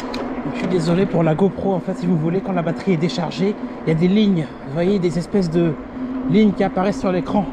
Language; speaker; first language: French; native; French